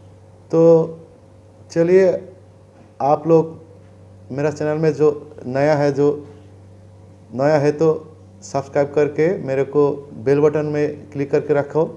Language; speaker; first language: Hindi; non-native, learner; Bangla